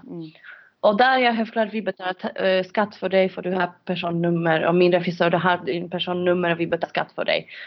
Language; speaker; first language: Swedish; non-native, fluent; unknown